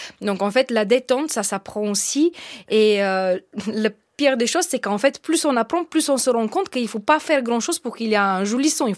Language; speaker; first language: French; non-native, fluent; Bulgarian